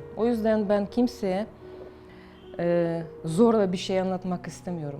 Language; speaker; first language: Turkish; non-native, fluent; Russian